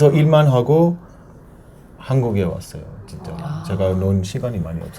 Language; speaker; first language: Korean; non-native, learner; Persian